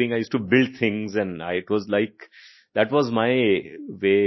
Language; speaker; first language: English; non-native, local second language; Hindi